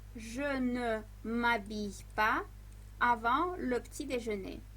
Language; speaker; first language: French; non-native, fluent; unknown